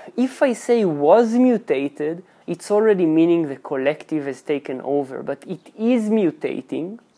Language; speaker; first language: English; non-native, fluent; Hebrew